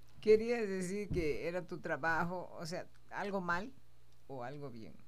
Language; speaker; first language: Spanish; native; Spanish